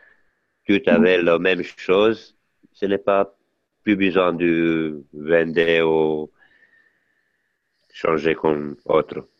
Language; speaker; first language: French; non-native, learner; Italian